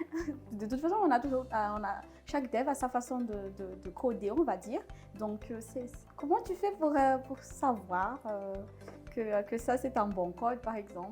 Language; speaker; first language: French; non-native, local second language; Malagasy